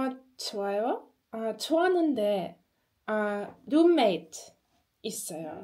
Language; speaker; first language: Korean; non-native, learner; German